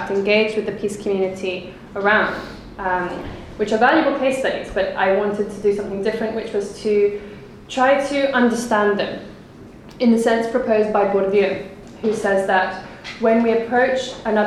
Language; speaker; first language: English; native; English